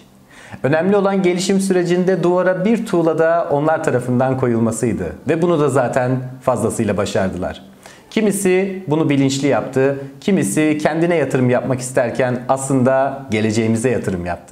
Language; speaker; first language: Turkish; native; Turkish